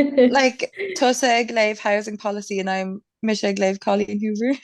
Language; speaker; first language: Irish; non-native, local second language; English